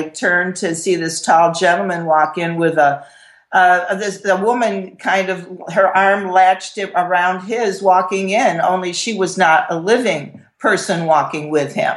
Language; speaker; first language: English; native; English